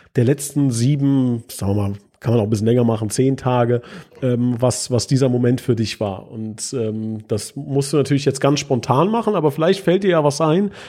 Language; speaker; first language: German; non-native, fluent; Arabic